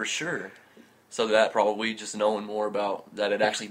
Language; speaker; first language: English; native; English